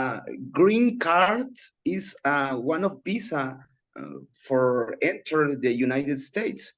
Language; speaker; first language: English; non-native, learner; Spanish